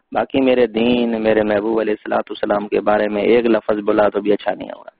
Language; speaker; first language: Urdu; non-native, local second language; Sindhi